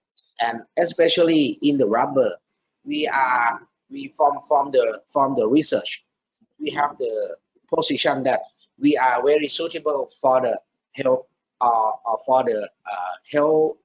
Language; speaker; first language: English; non-native, learner; Thai